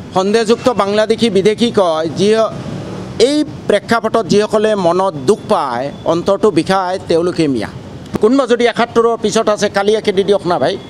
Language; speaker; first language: Assamese; non-native, local second language; Bangla